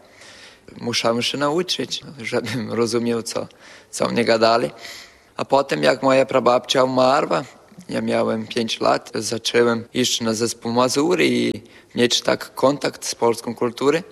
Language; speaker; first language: Polish; early bilingual, heritage; Polish